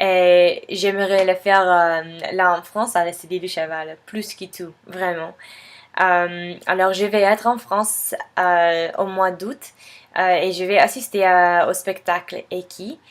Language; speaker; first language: French; non-native, fluent; English